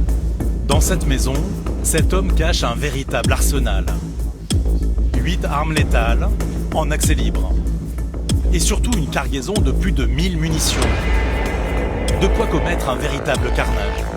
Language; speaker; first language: French; native; French